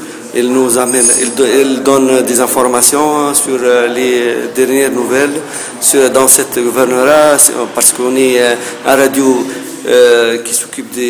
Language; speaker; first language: French; non-native, local second language; Arabic